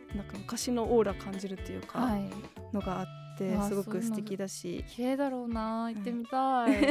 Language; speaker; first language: Japanese; non-native, fluent; German